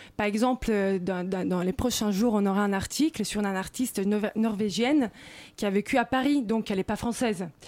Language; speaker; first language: French; non-native, fluent; Italian